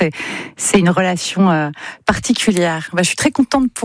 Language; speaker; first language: French; native; French